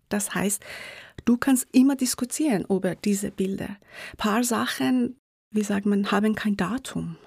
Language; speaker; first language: German; non-native, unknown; Persian